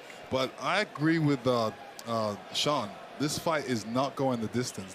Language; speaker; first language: English; native; English